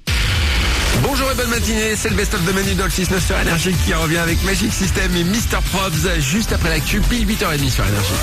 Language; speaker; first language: French; native; French